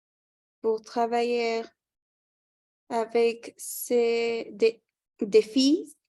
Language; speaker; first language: French; non-native, fluent; Spanish